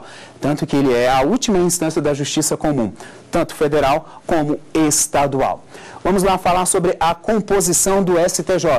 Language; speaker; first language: Portuguese; native; Portuguese